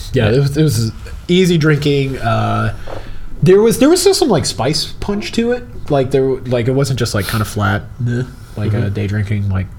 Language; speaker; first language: English; native; English